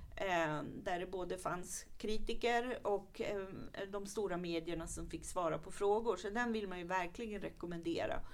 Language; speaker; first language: Swedish; native; Swedish